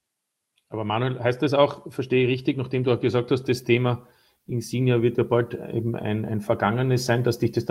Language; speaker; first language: German; native; German